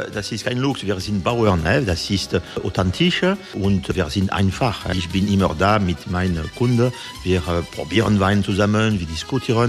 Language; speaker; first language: German; non-native, learner; French